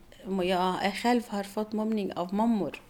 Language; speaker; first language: Swedish; non-native, learner; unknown